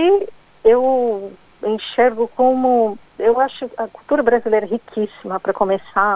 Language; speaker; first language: Portuguese; non-native, fluent; English